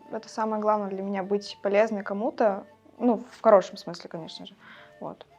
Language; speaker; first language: Russian; native; Russian